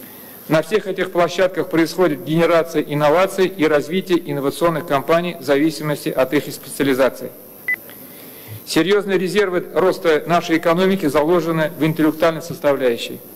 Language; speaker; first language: Russian; native; Russian